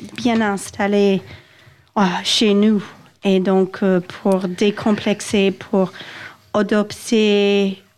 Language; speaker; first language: French; non-native, fluent; English